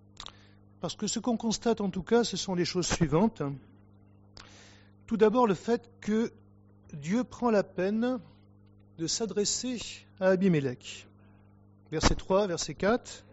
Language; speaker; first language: French; native; French